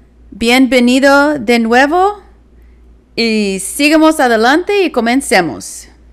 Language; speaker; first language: Spanish; non-native, learner; English